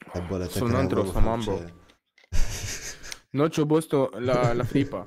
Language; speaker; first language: Spanish; non-native, learner; Arabic